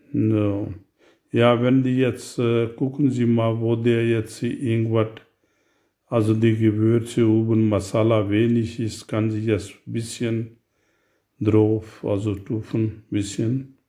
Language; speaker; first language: German; non-native, learner; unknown